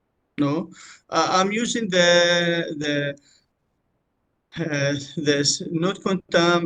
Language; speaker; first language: English; non-native, learner; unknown